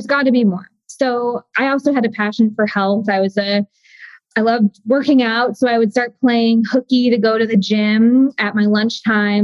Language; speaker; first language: English; native; English